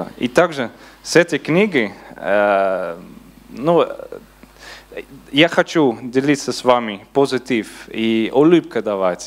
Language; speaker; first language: Russian; non-native, learner; Dutch